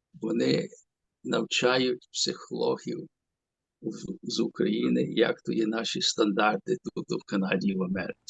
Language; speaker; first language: Ukrainian; early bilingual, heritage; Ukrainian